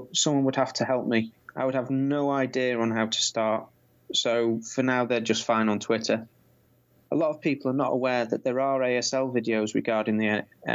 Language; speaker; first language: English; non-native, fluent; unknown